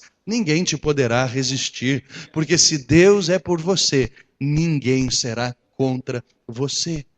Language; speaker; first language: Portuguese; native; Portuguese